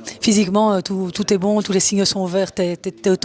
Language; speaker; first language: French; native; French